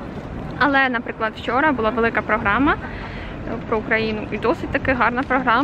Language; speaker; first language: Ukrainian; native; Ukrainian